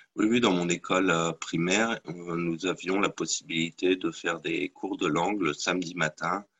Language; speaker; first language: French; native; French